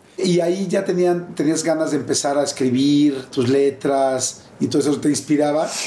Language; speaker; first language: Spanish; native; Spanish